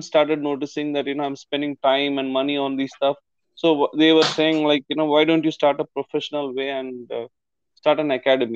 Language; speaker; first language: English; non-native, local second language; Tamil